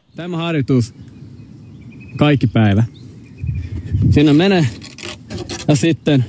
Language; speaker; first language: Finnish; non-native, local second language; Swedish